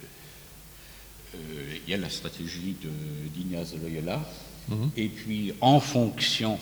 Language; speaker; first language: French; native; French